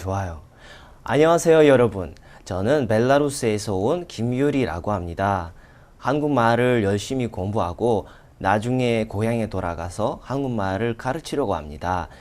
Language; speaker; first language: Korean; non-native, fluent; Russian